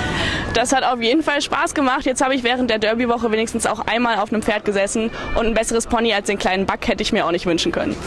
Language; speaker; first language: German; native; German